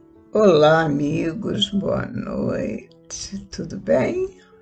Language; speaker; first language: Portuguese; native; Portuguese